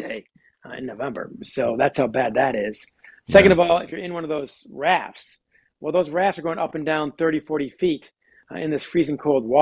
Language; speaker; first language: English; native; English